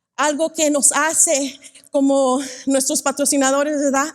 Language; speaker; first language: Spanish; early bilingual, other home language; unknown